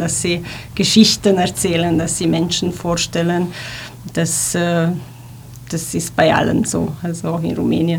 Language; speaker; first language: German; non-native, fluent; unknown